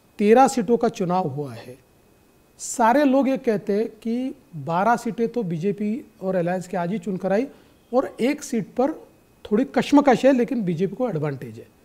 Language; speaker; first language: Hindi; non-native, local second language; Marathi